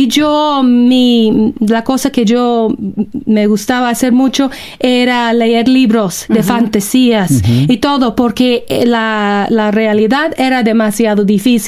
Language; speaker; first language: Spanish; non-native, fluent; English